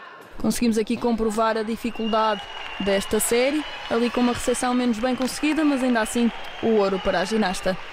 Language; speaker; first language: Portuguese; native; Portuguese